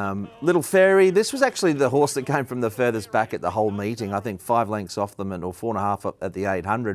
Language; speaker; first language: English; native; English